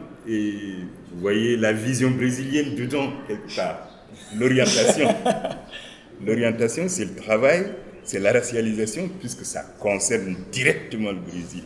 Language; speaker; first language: French; non-native, local second language; Wolof